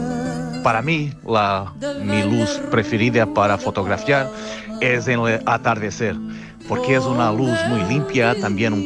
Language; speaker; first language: Spanish; non-native, fluent; Portuguese